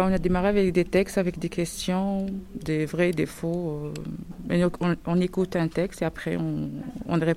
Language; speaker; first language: French; non-native, learner; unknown